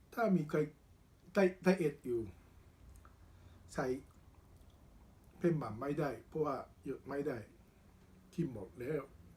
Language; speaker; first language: Thai; non-native, learner; Japanese